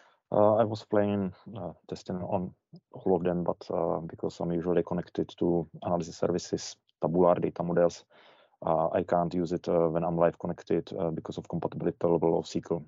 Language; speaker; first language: English; non-native, fluent; Czech